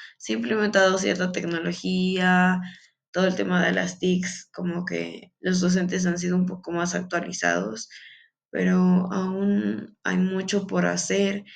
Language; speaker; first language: Spanish; native; Spanish